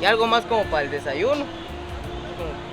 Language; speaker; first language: Spanish; native; Spanish